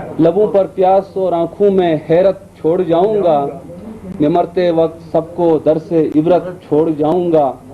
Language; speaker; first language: Urdu; non-native, local second language; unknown